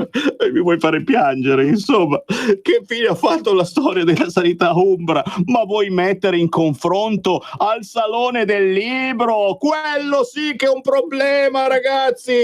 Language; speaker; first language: Italian; native; Italian